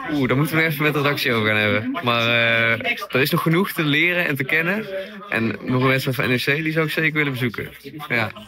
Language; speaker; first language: Dutch; native; Dutch